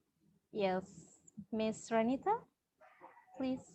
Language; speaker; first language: English; non-native, learner; Indonesian